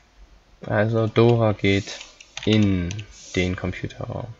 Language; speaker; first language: German; non-native, fluent; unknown